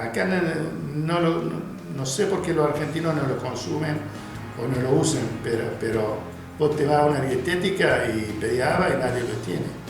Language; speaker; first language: Spanish; non-native, fluent; Arabic